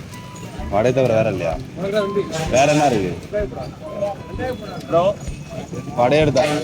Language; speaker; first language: Tamil; native; Tamil